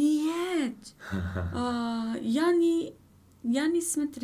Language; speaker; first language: Russian; non-native, learner; English